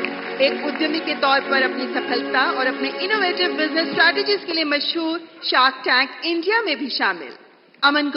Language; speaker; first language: Hindi; native; Hindi